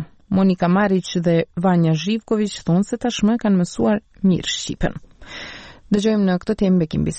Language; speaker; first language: Albanian; native; Albanian